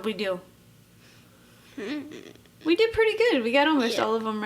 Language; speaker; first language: English; native; English